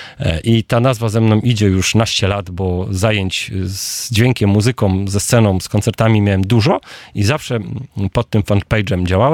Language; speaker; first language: Polish; native; Polish